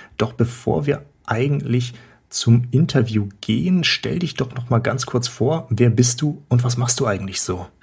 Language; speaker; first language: German; native; German